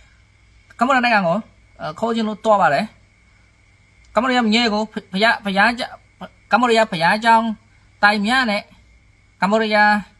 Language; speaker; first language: Burmese; non-native, learner; Khmer